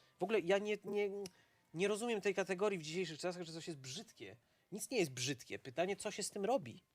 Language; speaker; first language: Polish; native; Polish